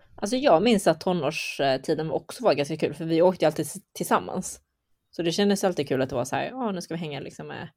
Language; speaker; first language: Swedish; early bilingual, other home language; Chinese